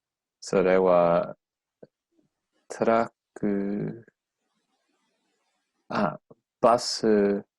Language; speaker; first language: Japanese; non-native, learner; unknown